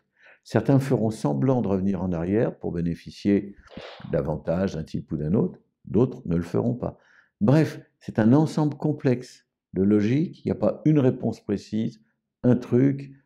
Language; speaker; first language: French; native; French